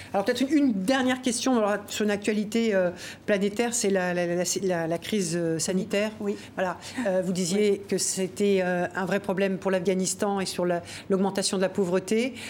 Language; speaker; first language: French; native; French